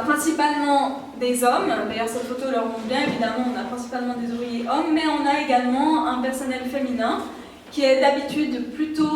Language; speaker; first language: French; native; French